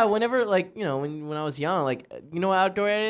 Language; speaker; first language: English; native; English